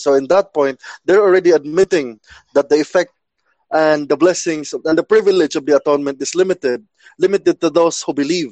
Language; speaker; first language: English; non-native, local second language; Cebuano